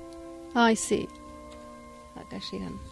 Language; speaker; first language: Spanish; native; Spanish